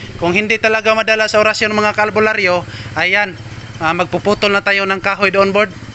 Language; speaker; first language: Filipino; native; Filipino